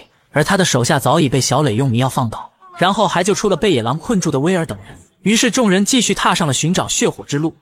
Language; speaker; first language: Chinese; native; Chinese